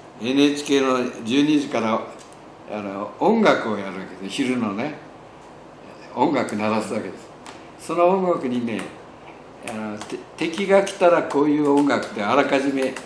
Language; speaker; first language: Japanese; native; Japanese